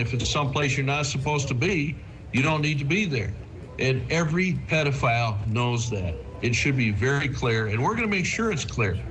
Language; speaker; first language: English; native; English